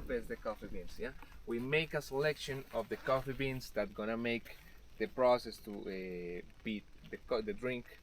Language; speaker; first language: English; non-native, learner; Spanish